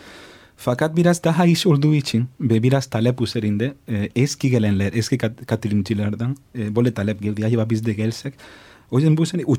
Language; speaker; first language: Turkish; non-native, fluent; Spanish